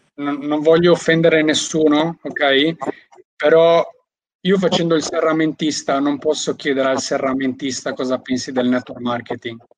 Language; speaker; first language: Italian; early bilingual, other home language; Albanian